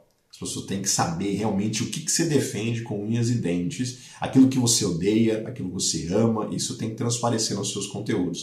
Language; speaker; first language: Portuguese; native; Portuguese